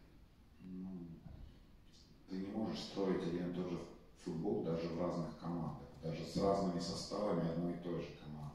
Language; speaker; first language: Russian; native; Russian